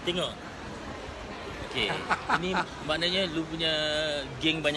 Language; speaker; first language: Malay; native; Malay